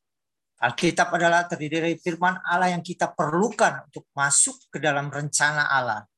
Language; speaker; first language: Indonesian; native; Indonesian